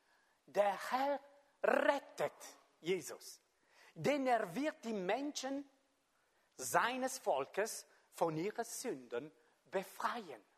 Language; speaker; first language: German; non-native, fluent; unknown